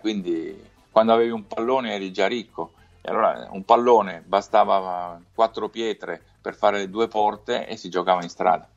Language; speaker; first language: Italian; native; Italian